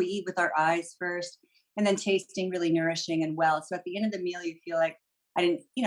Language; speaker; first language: English; native; English